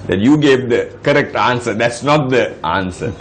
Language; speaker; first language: English; non-native, local second language; Sinhala